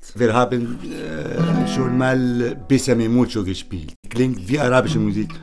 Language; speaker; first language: German; non-native, learner; Arabic